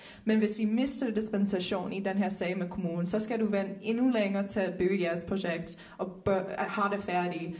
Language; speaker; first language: Danish; non-native, fluent; Dutch